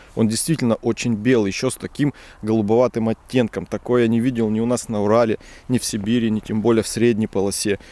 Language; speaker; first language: Russian; native; Russian